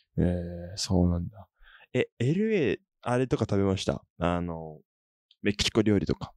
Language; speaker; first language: Japanese; native; Japanese